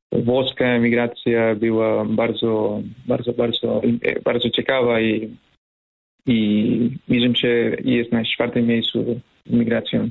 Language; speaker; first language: Polish; non-native, fluent; Spanish